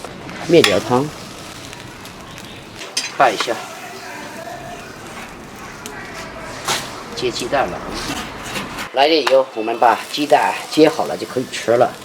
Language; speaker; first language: Chinese; native; Chinese